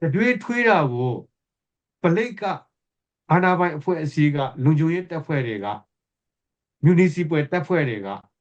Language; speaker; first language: Burmese; native; Burmese